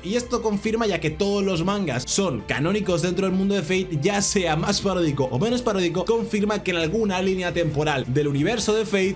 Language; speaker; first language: Spanish; native; Spanish